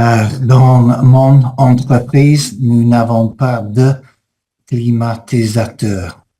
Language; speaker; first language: French; non-native, fluent; English